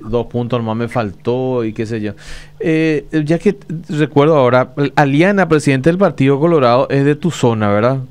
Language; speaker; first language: Spanish; native; Spanish